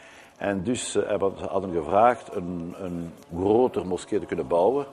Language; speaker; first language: Dutch; non-native, learner; French